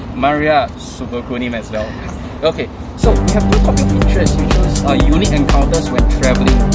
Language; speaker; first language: English; non-native, local second language; Chinese